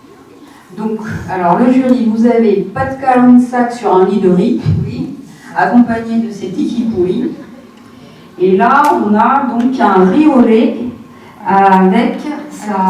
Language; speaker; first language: French; native; French